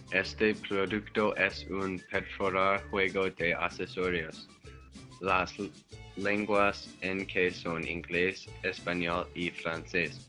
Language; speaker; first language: Spanish; non-native, learner; English